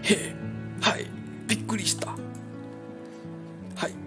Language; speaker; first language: Japanese; non-native, learner; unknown